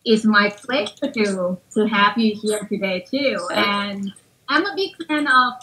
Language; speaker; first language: English; non-native, fluent; Thai